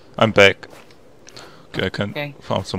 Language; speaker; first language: English; non-native, fluent; German